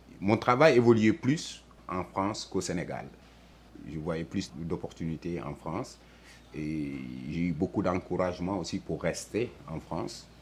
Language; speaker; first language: French; non-native, local second language; Wolof